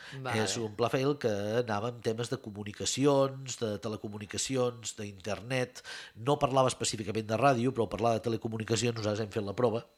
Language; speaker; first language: Catalan; native; Catalan